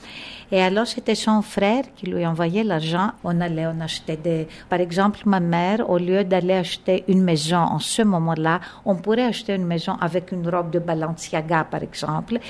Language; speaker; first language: French; non-native, fluent; Greek